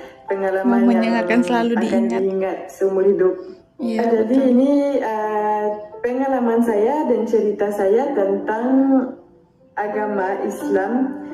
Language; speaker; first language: Indonesian; non-native, fluent; French